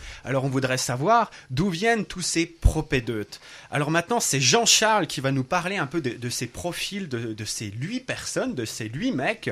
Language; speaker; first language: French; native; French